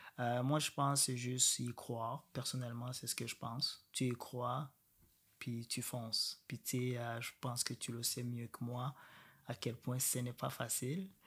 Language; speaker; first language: French; non-native, local second language; Rundi